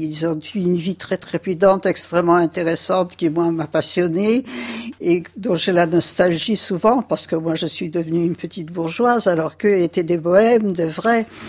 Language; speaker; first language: French; early bilingual, other home language; Yiddish